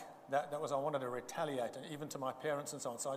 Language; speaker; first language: English; non-native, local second language; Bemba